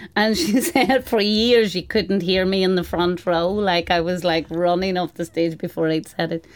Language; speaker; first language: English; native; English